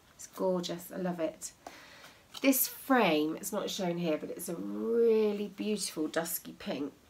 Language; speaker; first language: English; native; English